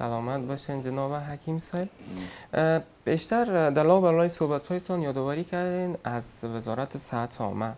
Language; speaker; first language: Persian; native; Persian